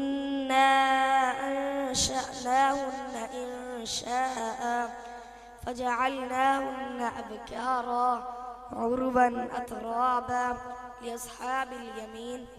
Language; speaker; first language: Arabic; non-native, learner; Urdu